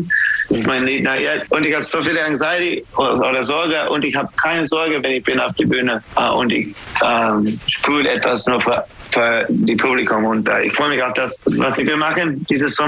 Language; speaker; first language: German; non-native, learner; English